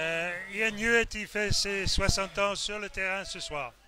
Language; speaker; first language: French; non-native, fluent; English